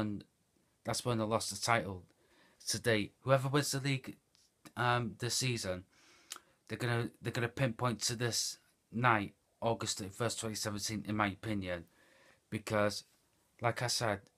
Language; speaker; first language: English; native; English